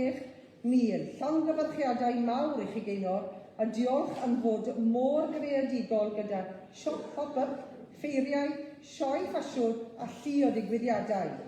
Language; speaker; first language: Welsh; native; Welsh